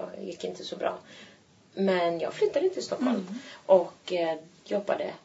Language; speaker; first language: Swedish; early bilingual, other home language; Turkish